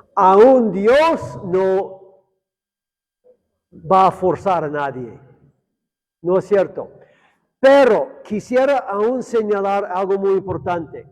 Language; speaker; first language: Spanish; non-native, fluent; English